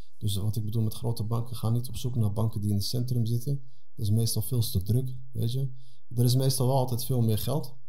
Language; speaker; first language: Dutch; early bilingual, other home language; Arabic